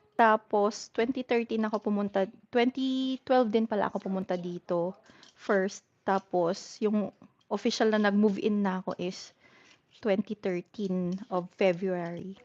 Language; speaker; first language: Filipino; native; Filipino